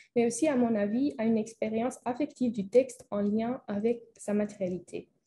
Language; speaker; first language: French; non-native, fluent; Dutch